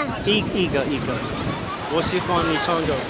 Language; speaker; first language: Chinese; non-native, learner; Central Kurdish